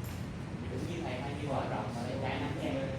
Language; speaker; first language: Vietnamese; native; Vietnamese